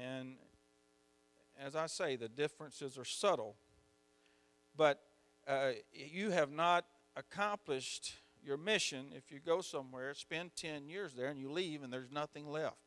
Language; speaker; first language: English; native; English